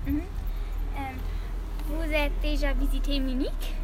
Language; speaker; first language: French; non-native, learner; German